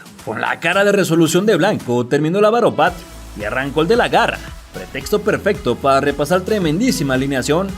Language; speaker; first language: Spanish; native; Spanish